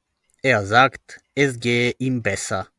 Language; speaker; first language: German; non-native, fluent; Macedonian